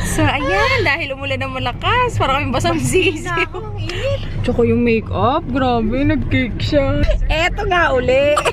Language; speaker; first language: Filipino; native; Filipino